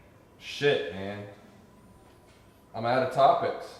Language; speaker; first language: English; native; English